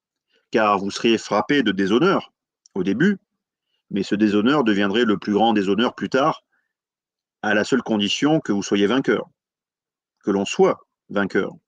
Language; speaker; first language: French; native; French